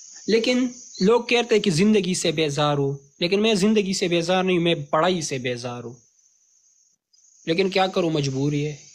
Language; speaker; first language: Urdu; non-native, local second language; Pashto